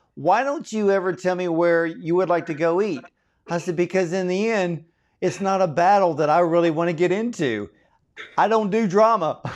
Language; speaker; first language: English; native; English